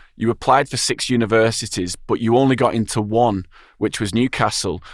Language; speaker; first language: English; native; English